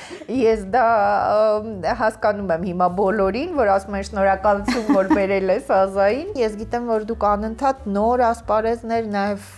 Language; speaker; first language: Armenian; native; Armenian